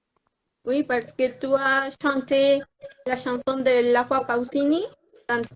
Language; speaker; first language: French; non-native, learner; Spanish